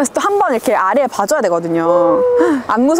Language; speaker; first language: Korean; native; Korean